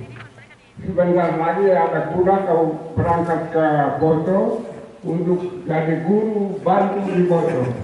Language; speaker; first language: Indonesian; non-native, local second language; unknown